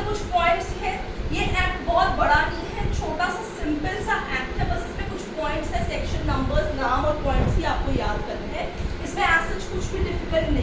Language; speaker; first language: Hindi; native; Hindi